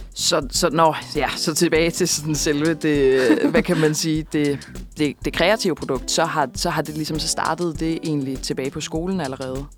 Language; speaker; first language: Danish; native; Danish